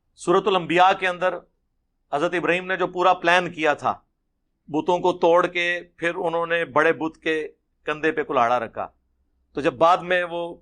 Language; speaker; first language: Urdu; non-native, local second language; Punjabi